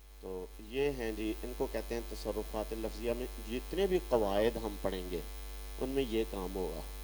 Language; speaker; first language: Urdu; non-native, local second language; Punjabi